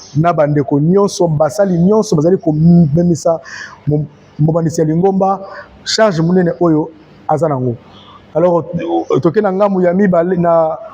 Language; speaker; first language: Lingala; native; Lingala